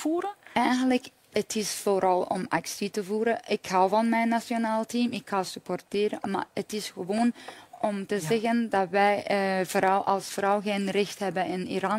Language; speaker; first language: Dutch; non-native, fluent; Persian